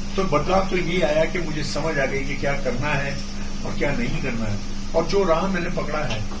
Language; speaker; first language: Hindi; native; Hindi